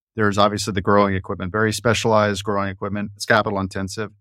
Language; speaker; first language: English; native; English